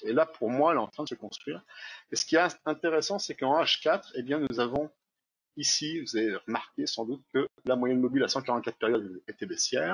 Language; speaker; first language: French; native; French